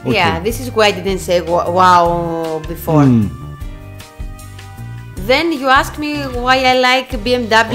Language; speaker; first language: English; non-native, fluent; Greek